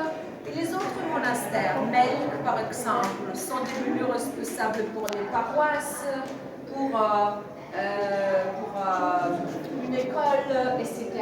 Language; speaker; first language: French; non-native, fluent; German